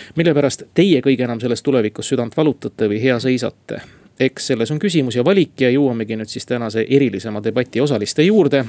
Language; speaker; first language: Estonian; native; Estonian